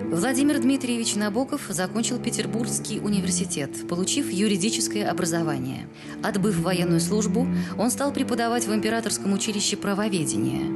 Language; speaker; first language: Russian; native; Russian